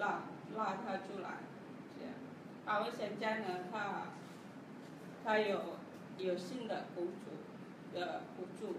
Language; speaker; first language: Chinese; non-native, learner; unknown